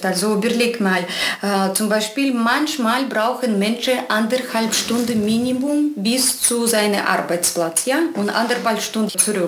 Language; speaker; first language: German; non-native, fluent; Russian